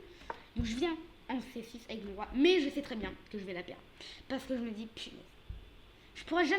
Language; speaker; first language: French; native; French